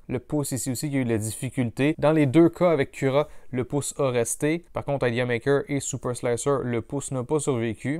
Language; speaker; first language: French; native; French